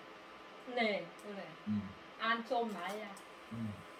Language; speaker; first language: Korean; non-native, learner; Vietnamese